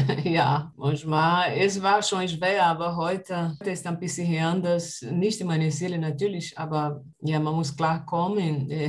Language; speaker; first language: German; non-native, learner; Portuguese